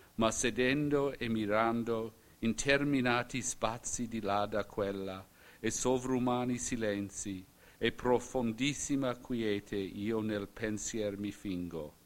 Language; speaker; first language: Italian; non-native, fluent; English